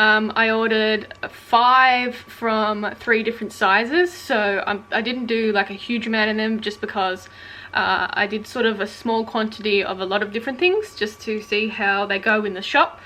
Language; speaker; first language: English; native; English